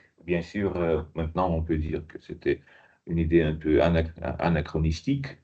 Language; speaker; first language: French; non-native, fluent; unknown